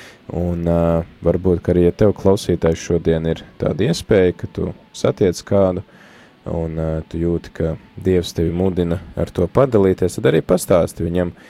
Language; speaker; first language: Latvian; native; Latvian